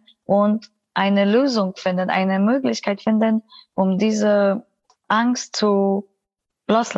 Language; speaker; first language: German; non-native, fluent; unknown